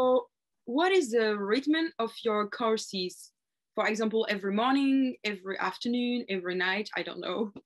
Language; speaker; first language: English; non-native, learner; French